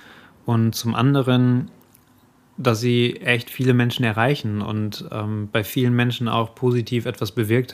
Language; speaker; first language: German; native; German